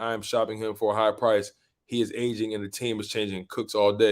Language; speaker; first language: English; native; English